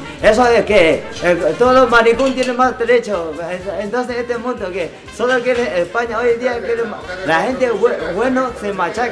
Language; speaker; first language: Spanish; non-native, learner; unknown